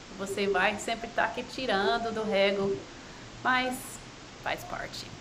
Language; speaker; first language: Portuguese; non-native, fluent; English